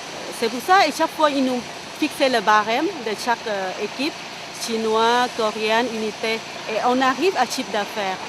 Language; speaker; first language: French; non-native, learner; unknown